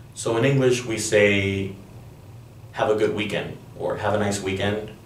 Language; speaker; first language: English; early bilingual, other home language; Spanish